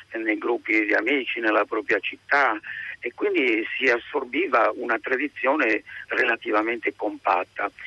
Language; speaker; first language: Italian; native; Italian